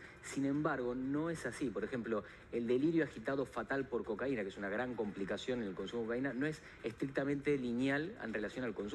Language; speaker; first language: Spanish; native; Spanish